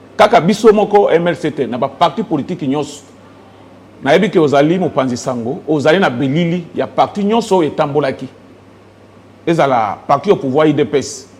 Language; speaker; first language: Lingala; native; Lingala